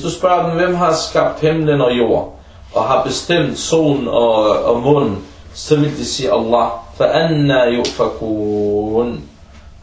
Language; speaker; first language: Danish; early bilingual, other home language; Arabic